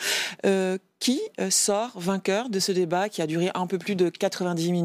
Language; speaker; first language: French; native; French